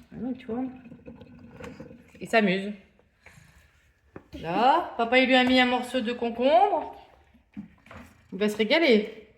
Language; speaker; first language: French; native; French